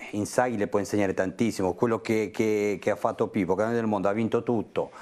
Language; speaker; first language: Italian; non-native, fluent; Spanish